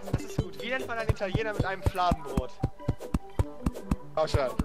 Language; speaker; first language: German; native; German